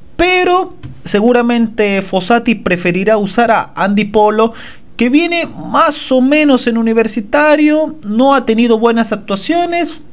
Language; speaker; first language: Spanish; native; Spanish